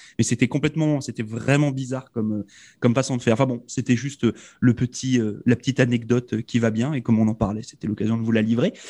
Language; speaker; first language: French; native; French